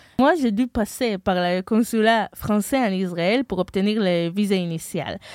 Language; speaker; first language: French; non-native, fluent; Hebrew